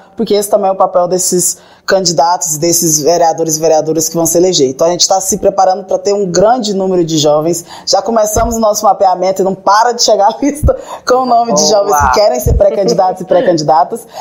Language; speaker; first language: Portuguese; native; Portuguese